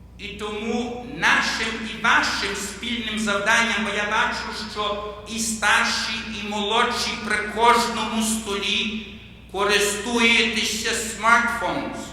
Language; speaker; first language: Ukrainian; early bilingual, heritage; Ukrainian